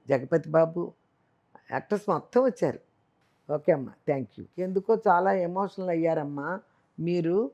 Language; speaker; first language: Telugu; native; Telugu